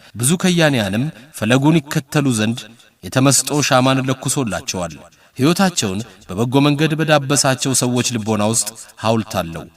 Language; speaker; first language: Amharic; native; Amharic